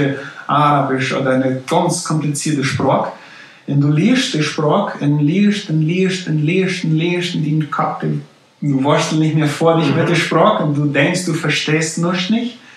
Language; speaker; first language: German; non-native, local second language; Plautdietsch